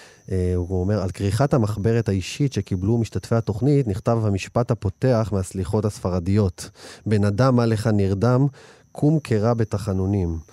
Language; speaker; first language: Hebrew; native; Hebrew